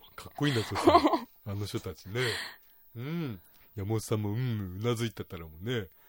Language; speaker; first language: Japanese; native; Japanese